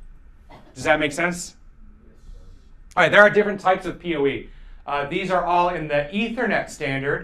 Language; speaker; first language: English; native; English